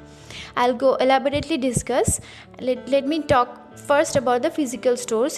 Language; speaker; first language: English; non-native, local second language; Bangla